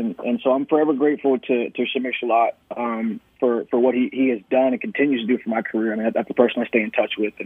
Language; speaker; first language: English; native; English